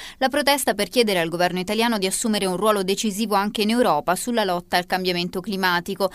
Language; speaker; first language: Italian; native; Italian